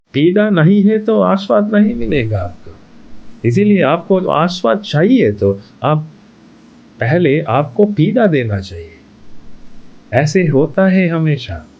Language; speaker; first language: Hindi; non-native, fluent; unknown